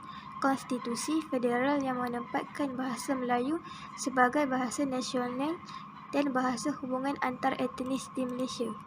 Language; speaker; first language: Malay; native; Malay